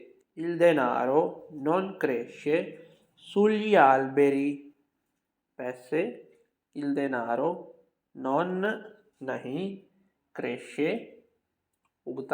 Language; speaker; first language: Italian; non-native, fluent; Urdu